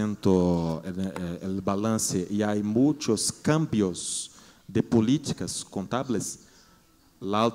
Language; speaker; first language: Spanish; non-native, learner; Portuguese